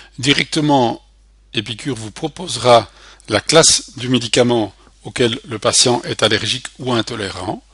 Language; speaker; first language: French; native; French